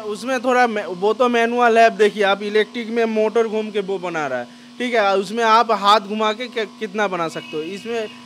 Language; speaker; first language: Hindi; non-native, local second language; Bangla